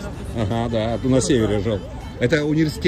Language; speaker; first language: Russian; native; Russian